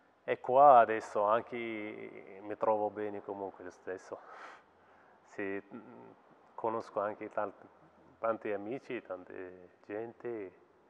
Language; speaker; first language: Italian; non-native, fluent; Arabic